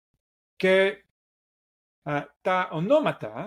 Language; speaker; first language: Greek; non-native, learner; English